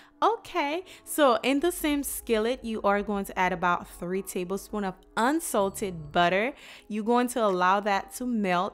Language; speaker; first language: English; native; English